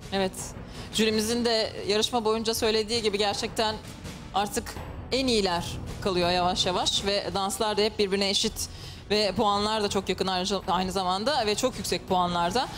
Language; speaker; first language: Turkish; native; Turkish